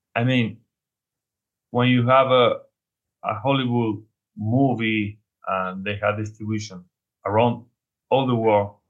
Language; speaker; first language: English; non-native, learner; Spanish